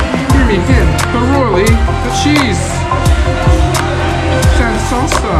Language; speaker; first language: Chinese; non-native, fluent; English